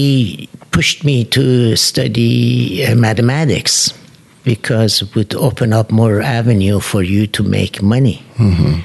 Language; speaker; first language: English; non-native, fluent; Persian